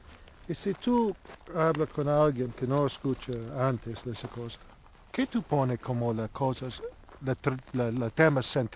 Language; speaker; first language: Spanish; non-native, learner; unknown